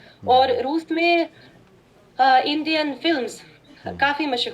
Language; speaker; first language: Hindi; non-native, fluent; Russian